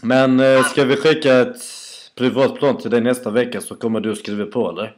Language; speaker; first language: Swedish; native; Swedish